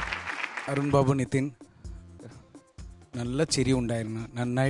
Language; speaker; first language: Malayalam; non-native, learner; Tamil